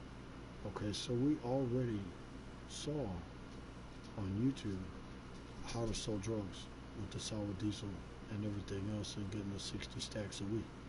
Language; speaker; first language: English; native; English